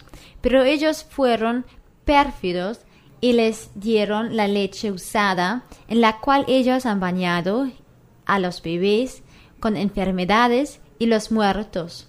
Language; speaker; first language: Spanish; non-native, learner; German